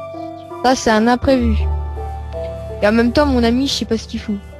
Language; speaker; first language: French; native; French